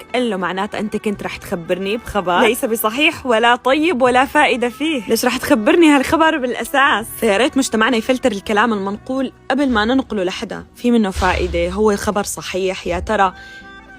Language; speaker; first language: Arabic; native; Arabic